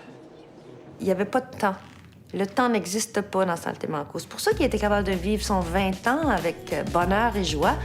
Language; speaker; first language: French; native; French